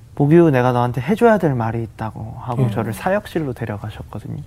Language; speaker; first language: Korean; native; Korean